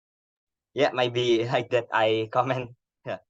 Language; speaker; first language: English; non-native, learner; Indonesian